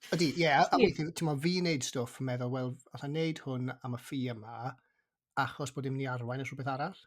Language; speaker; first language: Welsh; native; Welsh